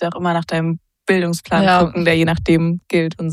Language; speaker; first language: German; native; German